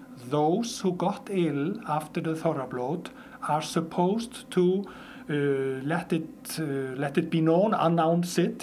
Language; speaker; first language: English; non-native, fluent; Icelandic